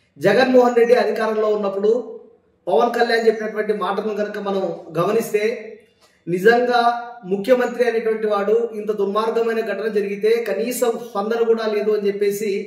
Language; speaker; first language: Telugu; native; Telugu